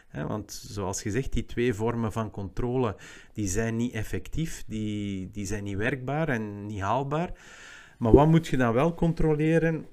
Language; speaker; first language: Dutch; native; Dutch